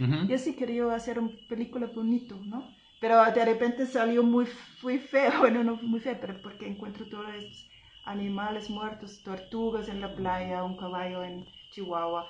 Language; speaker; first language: Spanish; non-native, fluent; German